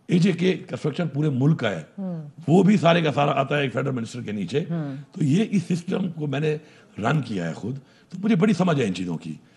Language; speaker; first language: Urdu; non-native, local second language; Pashto